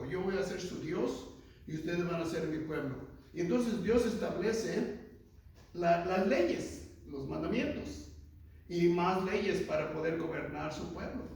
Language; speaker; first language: Spanish; native; Spanish